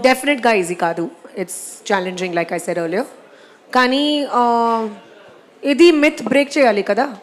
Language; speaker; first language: Telugu; non-native, learner; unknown